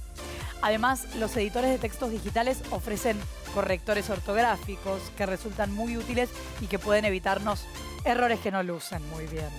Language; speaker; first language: Spanish; native; Spanish